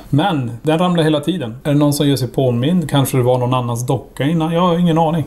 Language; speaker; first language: Swedish; native; Swedish